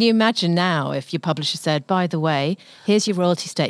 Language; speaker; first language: English; native; English